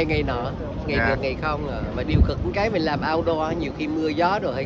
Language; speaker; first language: Vietnamese; native; Vietnamese